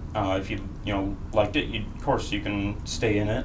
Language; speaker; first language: English; native; English